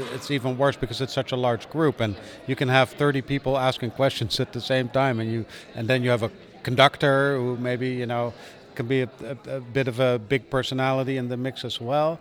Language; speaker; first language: English; non-native, fluent; Dutch